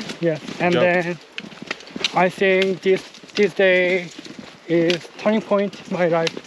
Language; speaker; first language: English; non-native, learner; Korean